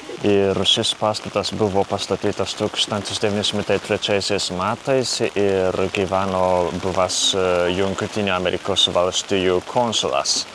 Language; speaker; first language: Lithuanian; non-native, fluent; Japanese